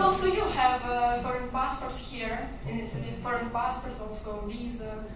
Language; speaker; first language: English; non-native, learner; Russian